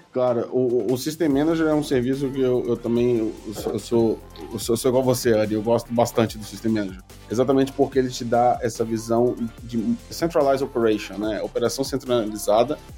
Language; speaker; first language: Portuguese; native; Portuguese